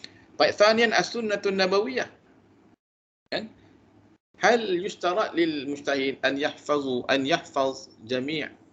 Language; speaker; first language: Arabic; non-native, fluent; Malay